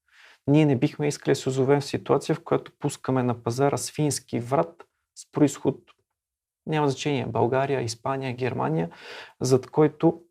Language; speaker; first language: Bulgarian; native; Bulgarian